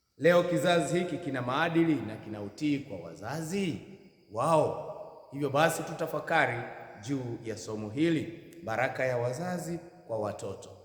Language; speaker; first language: Swahili; native; Swahili